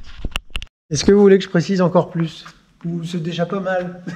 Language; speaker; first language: French; native; French